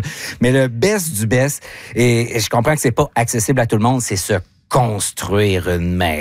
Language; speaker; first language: French; native; French